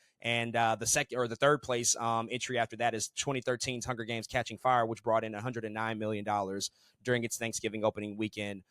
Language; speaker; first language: English; native; English